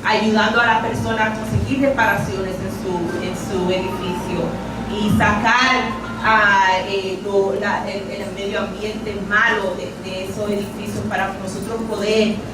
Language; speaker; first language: Spanish; early bilingual, heritage; Spanish